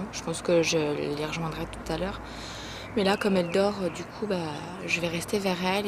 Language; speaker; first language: French; native; French